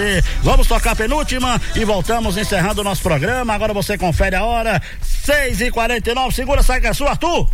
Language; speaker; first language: Portuguese; native; Portuguese